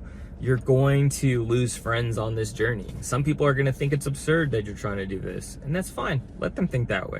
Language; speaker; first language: English; native; English